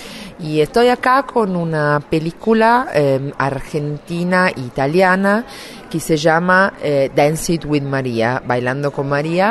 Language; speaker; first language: Spanish; non-native, fluent; Italian